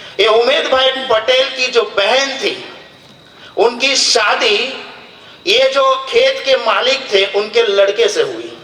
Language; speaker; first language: Hindi; non-native, local second language; Gujarati